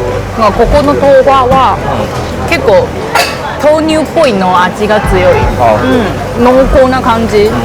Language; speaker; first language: Japanese; non-native, fluent; Chinese